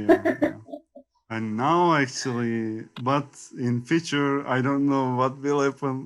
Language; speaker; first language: English; non-native, learner; Turkish